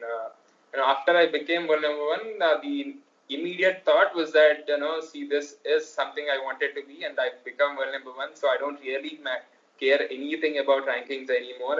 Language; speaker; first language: English; non-native, local second language; Telugu